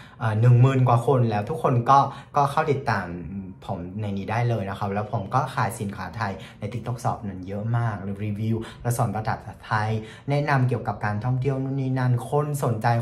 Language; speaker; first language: Thai; non-native, fluent; Vietnamese